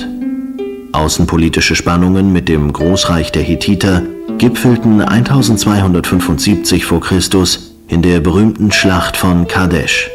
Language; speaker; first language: German; native; German